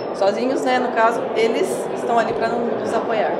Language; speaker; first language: Portuguese; native; Portuguese